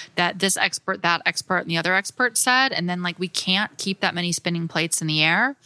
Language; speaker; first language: English; native; English